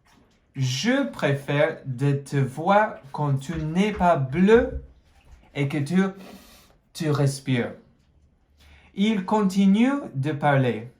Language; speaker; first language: French; non-native, fluent; English